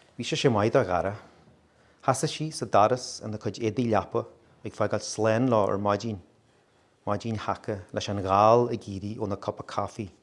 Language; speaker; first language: Irish; native; Irish